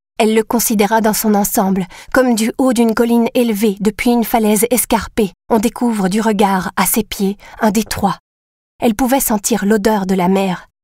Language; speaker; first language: French; native; French